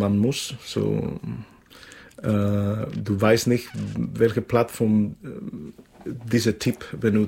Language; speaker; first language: German; non-native, fluent; Spanish